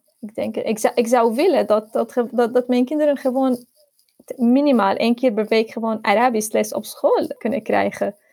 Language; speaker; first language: Dutch; non-native, fluent; Arabic